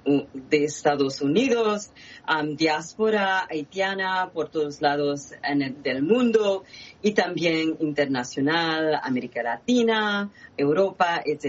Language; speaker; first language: Spanish; non-native, fluent; Haitian Creole